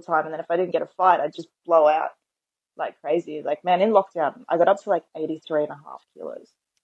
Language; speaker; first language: English; native; English